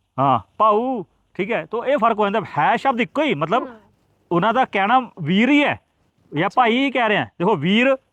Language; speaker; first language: Punjabi; non-native, local second language; Hindi